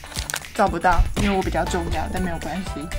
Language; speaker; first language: Chinese; native; Chinese